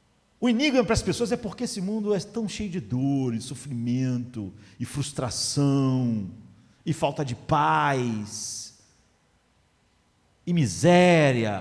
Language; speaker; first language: Portuguese; native; Portuguese